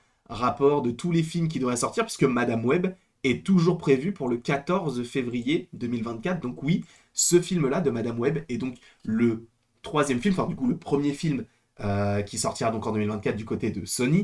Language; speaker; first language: French; native; French